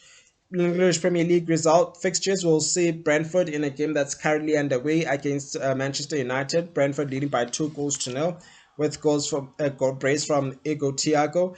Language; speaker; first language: English; non-native, local second language; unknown